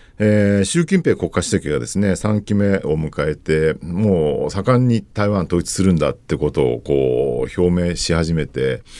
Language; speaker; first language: Japanese; native; Japanese